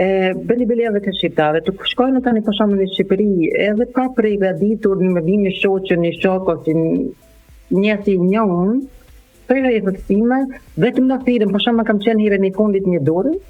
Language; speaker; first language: Albanian; non-native, learner; German